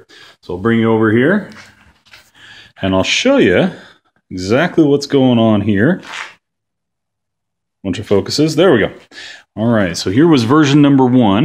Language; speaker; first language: English; native; English